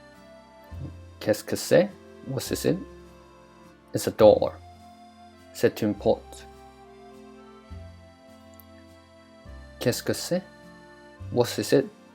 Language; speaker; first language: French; non-native, fluent; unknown